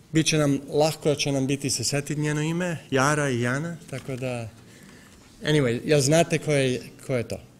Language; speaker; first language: Serbian; early bilingual, heritage; Serbian